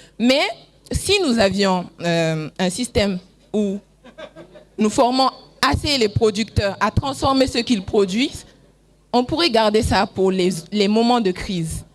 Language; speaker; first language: French; non-native, local second language; Bambara